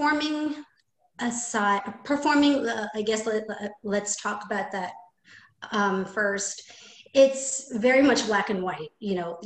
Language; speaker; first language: English; non-native, local second language; Filipino